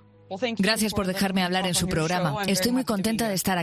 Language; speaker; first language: Spanish; non-native, fluent; French